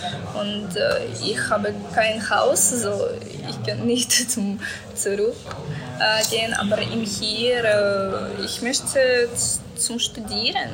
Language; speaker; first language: German; non-native, learner; Ukrainian